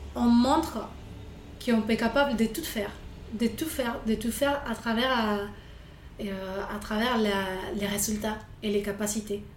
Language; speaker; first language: French; non-native, fluent; Spanish